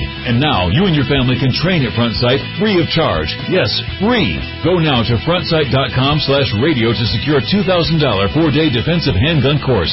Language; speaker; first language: English; native; English